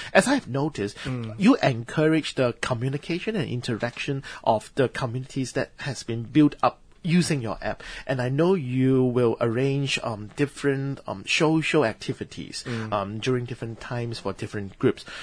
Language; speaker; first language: English; non-native, local second language; Cantonese